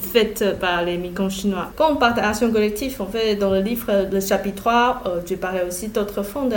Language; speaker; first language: French; non-native, fluent; Chinese